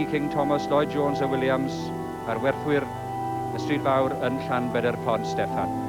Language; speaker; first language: Welsh; native; Welsh